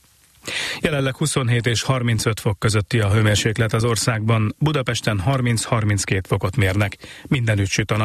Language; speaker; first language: Hungarian; native; Hungarian